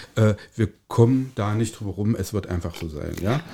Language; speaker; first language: German; native; German